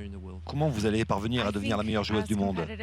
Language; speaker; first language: French; native; French